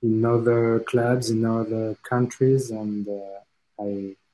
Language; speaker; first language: English; non-native, fluent; French